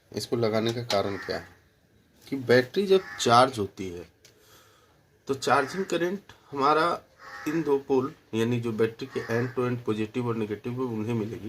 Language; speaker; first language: Hindi; native; Hindi